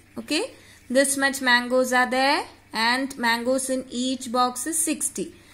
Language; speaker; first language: English; non-native, local second language; Marathi